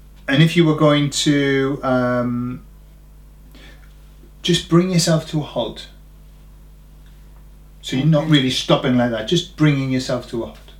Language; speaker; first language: English; native; English